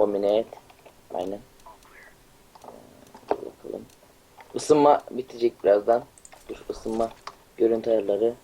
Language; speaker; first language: Turkish; native; Turkish